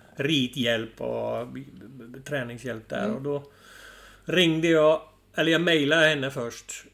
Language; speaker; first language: Swedish; non-native, fluent; Dutch